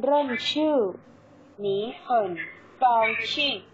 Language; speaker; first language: Chinese; non-native, learner; Thai